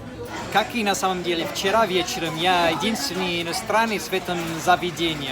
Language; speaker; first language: Russian; non-native, fluent; English